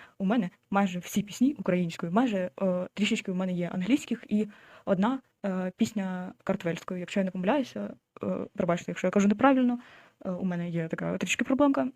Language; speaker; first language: Ukrainian; non-native, local second language; Russian